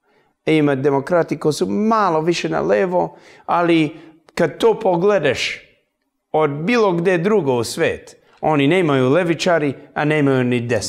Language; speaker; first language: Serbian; early bilingual, heritage; English